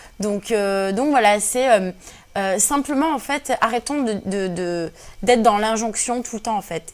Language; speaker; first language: French; early bilingual, other home language; Kabyle